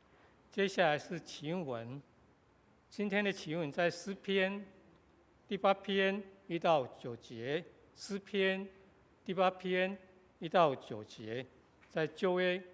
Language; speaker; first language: Chinese; native; Chinese